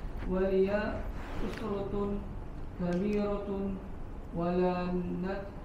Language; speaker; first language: Arabic; non-native, learner; Indonesian